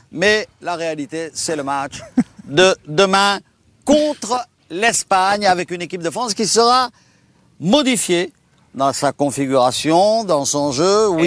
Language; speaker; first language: French; native; French